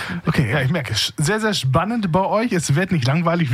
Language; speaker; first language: German; native; German